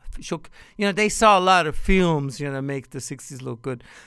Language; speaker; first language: English; native; English